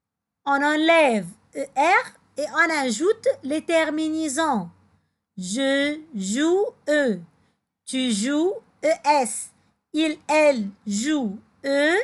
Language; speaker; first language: French; non-native, fluent; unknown